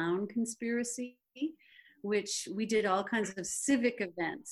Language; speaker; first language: English; native; English